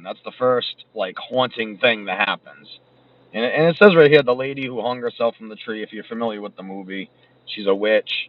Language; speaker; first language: English; native; English